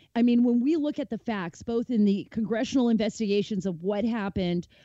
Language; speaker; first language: English; native; English